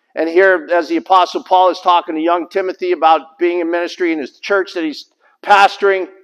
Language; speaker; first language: English; native; English